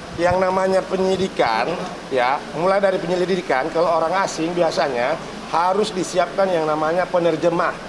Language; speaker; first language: Indonesian; native; Indonesian